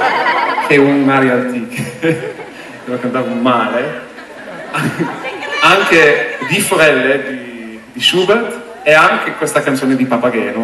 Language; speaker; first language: Italian; non-native, fluent; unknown